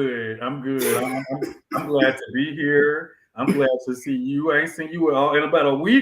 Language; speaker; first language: English; native; English